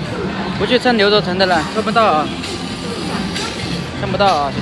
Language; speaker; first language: Chinese; native; Chinese